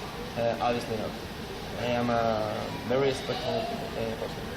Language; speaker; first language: English; non-native, learner; Spanish